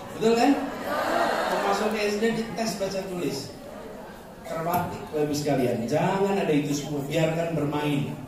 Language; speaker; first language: Indonesian; native; Indonesian